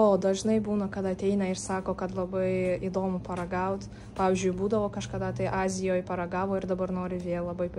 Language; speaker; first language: Lithuanian; early bilingual, other home language; Tajik